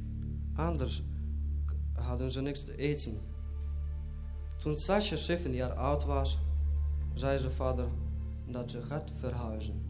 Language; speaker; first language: Dutch; non-native, fluent; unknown